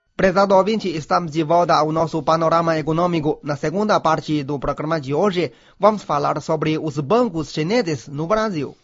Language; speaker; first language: Portuguese; non-native, fluent; Chinese